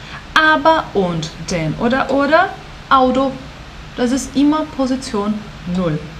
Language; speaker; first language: German; non-native, fluent; Portuguese